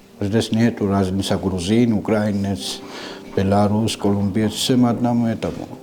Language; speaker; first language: Russian; non-native, learner; Georgian